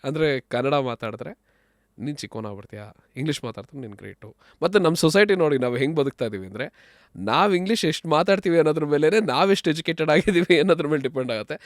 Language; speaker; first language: Kannada; non-native, local second language; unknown